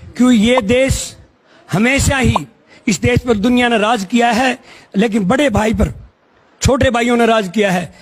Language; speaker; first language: Hindi; native; Hindi